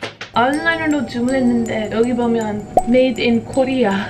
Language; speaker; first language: Korean; non-native, fluent; English